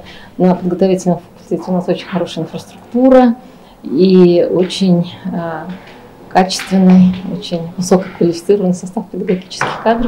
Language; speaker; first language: Russian; native; Russian